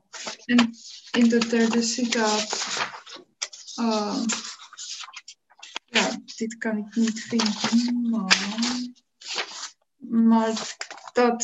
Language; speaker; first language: Dutch; non-native, learner; Czech